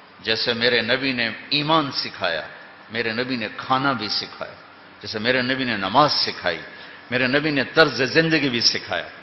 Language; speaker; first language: Urdu; non-native, local second language; Punjabi